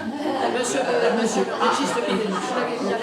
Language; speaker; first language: French; native; French